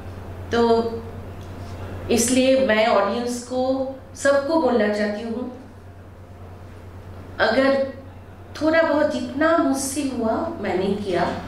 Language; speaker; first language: Hindi; non-native, local second language; Bangla